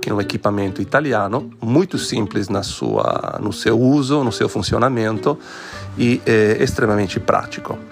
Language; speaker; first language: Portuguese; non-native, fluent; Italian